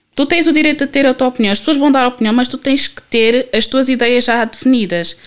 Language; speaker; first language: Portuguese; native; Portuguese